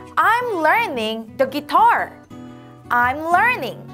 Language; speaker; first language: English; non-native, fluent; Korean